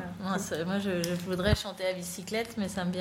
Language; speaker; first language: French; native; French